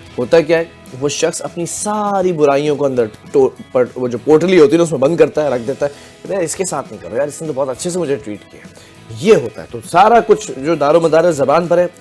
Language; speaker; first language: Urdu; native; Urdu